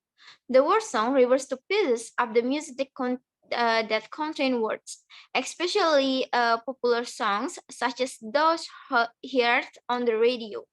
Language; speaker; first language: English; non-native, learner; Indonesian